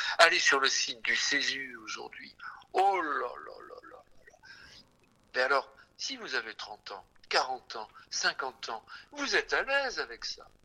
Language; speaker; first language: French; native; French